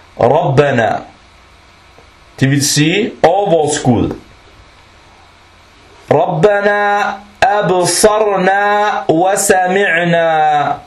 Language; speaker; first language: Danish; early bilingual, other home language; Arabic